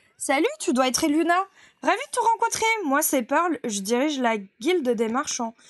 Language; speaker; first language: French; native; French